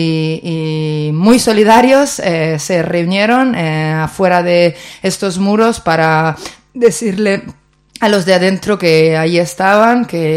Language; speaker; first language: Spanish; native; Spanish